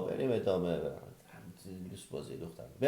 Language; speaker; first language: Persian; native; Persian